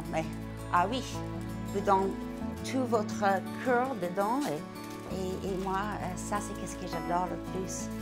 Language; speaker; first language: French; non-native, learner; English